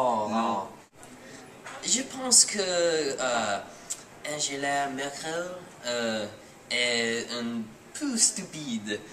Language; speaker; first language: French; non-native, learner; English